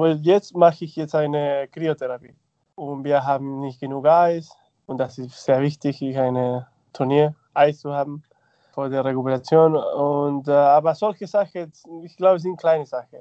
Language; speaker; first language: German; non-native, fluent; Spanish